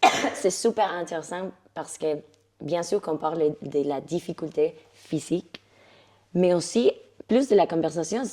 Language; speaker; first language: French; non-native, fluent; Spanish